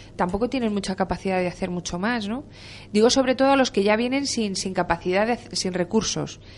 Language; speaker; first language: Spanish; native; Spanish